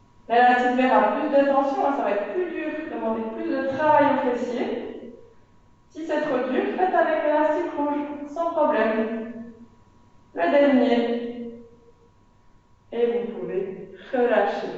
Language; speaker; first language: French; native; French